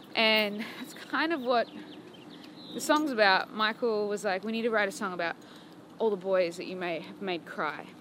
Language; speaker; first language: English; native; English